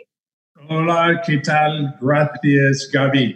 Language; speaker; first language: Spanish; non-native, fluent; English